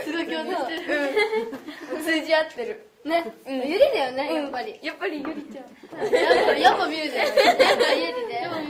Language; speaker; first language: Japanese; native; Japanese